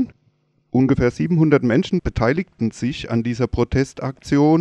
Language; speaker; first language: German; native; German